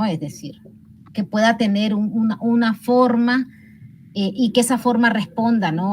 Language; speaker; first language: Spanish; native; Spanish